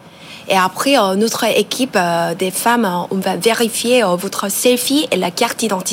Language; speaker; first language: French; non-native, learner; Korean